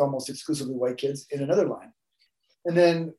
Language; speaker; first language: English; native; English